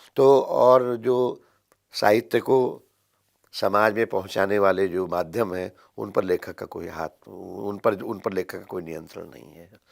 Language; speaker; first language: Hindi; native; Hindi